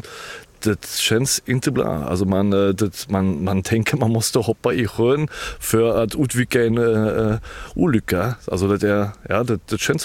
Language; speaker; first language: Swedish; non-native, learner; German